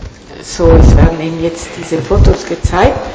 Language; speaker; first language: German; non-native, fluent; Italian